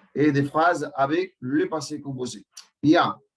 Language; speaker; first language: French; non-native, fluent; Spanish